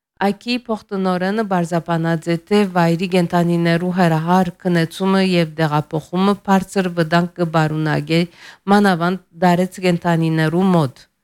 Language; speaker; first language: Armenian; early bilingual, heritage; Armenian